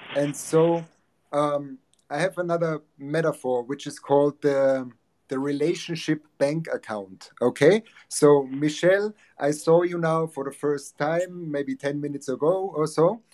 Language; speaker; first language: English; non-native, fluent; German